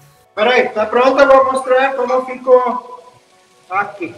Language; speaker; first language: Portuguese; non-native, fluent; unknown